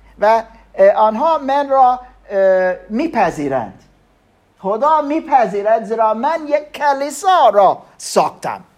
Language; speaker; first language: Persian; non-native, learner; German